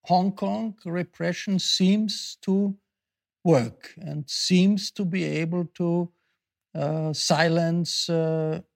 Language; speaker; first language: English; non-native, fluent; German